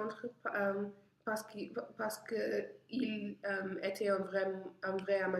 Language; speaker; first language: French; non-native, learner; English